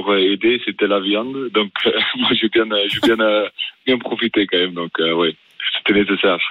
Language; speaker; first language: French; non-native, fluent; Afrikaans